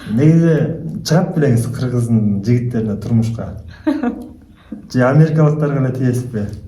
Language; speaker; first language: Kyrgyz; native; Kyrgyz